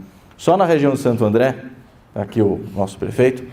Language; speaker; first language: Portuguese; native; Portuguese